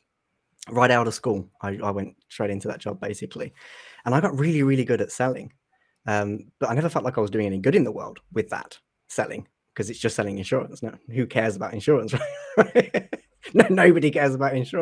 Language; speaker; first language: English; native; English